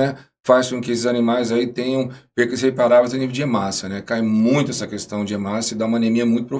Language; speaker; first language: Portuguese; native; Portuguese